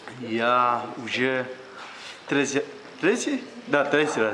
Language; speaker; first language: Russian; non-native, learner; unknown